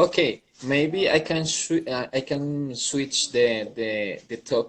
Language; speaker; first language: English; non-native, learner; Spanish